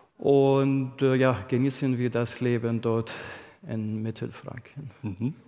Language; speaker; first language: German; non-native, fluent; Arabic